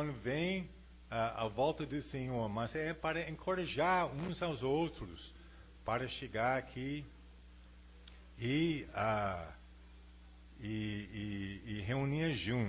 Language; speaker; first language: Portuguese; non-native, fluent; English